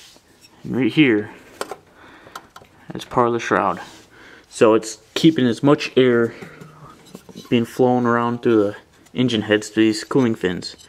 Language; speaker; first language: English; native; English